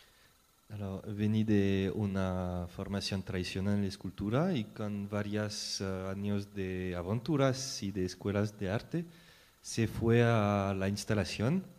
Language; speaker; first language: Spanish; non-native, fluent; French